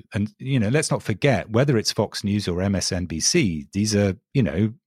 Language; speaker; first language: English; native; English